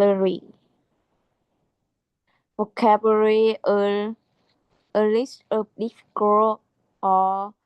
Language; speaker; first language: English; non-native, learner; Vietnamese